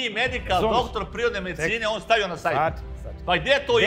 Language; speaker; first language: Serbian; native; Serbian